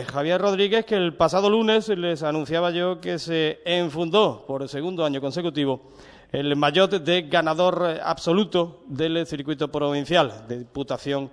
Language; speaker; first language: Spanish; native; Spanish